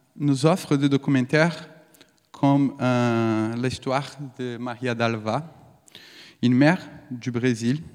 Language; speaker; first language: French; non-native, fluent; Portuguese